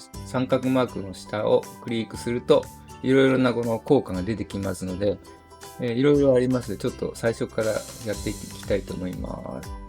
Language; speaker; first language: Japanese; native; Japanese